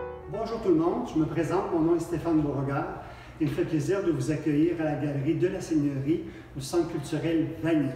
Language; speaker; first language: French; native; French